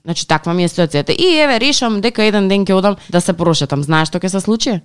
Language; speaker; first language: Macedonian; native; Macedonian